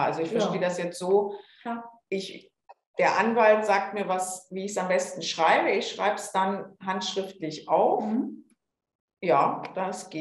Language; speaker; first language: German; native; German